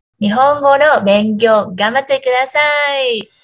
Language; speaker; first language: Japanese; non-native, learner; Vietnamese